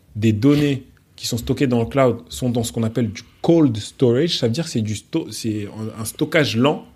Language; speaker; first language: French; native; French